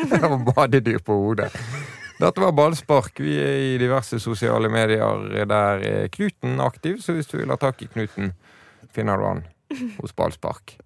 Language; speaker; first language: Norwegian; native; Norwegian